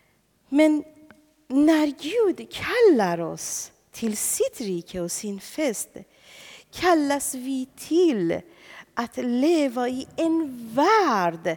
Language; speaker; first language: Swedish; non-native, fluent; Persian